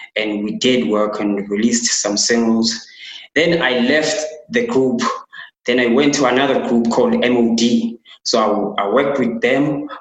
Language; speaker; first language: English; non-native, local second language; Xhosa